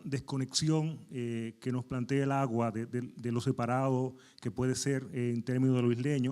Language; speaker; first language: Spanish; native; Spanish